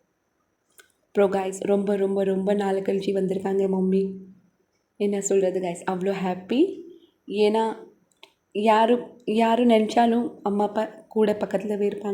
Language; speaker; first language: Tamil; non-native, local second language; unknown